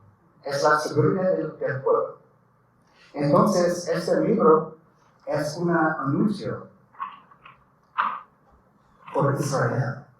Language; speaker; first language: Spanish; non-native, learner; English